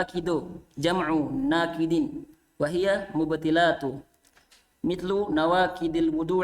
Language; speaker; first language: Arabic; non-native, learner; Indonesian